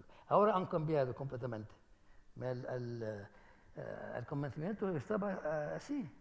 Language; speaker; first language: Spanish; non-native, fluent; Arabic